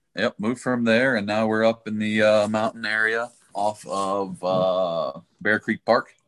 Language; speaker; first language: English; native; English